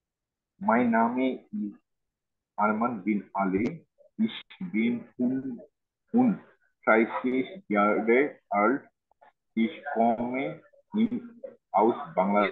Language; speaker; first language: German; non-native, learner; Bangla